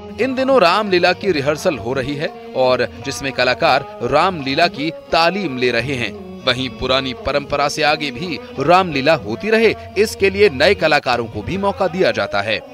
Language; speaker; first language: Hindi; native; Hindi